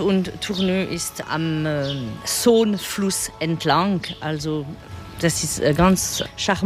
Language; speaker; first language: German; non-native, fluent; French